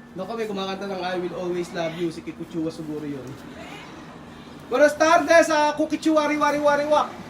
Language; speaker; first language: Filipino; native; Filipino